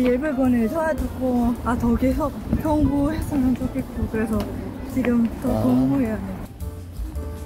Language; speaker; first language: Korean; non-native, fluent; Indonesian